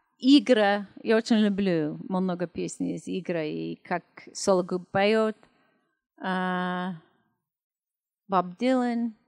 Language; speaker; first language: Russian; non-native, learner; English